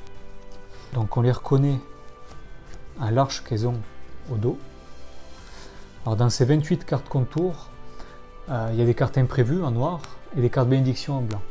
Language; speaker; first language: French; native; French